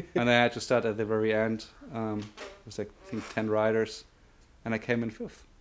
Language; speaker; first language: English; non-native, fluent; German